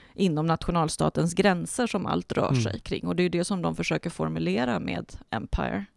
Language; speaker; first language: Swedish; early bilingual, other home language; Spanish